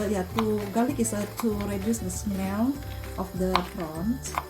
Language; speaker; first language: English; non-native, learner; Indonesian